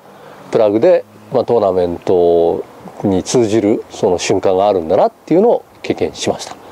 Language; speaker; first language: Japanese; native; Japanese